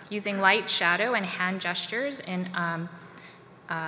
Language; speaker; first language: English; native; English